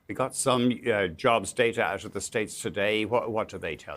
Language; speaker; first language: English; native; English